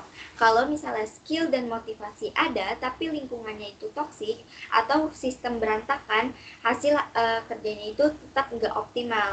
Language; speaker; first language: Indonesian; native; Indonesian